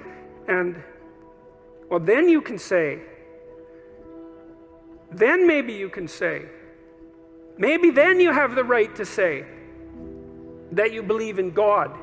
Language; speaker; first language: English; native; English